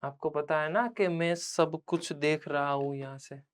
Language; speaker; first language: Hindi; non-native, local second language; Gujarati